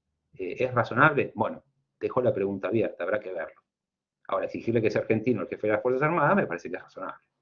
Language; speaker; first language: Spanish; native; Spanish